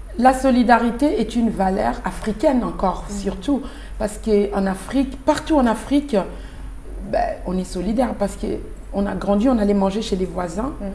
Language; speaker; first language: French; non-native, local second language; Lingala